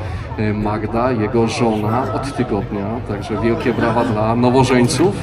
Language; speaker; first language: Polish; native; Polish